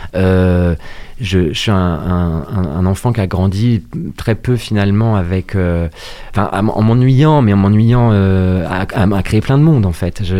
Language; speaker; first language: French; native; French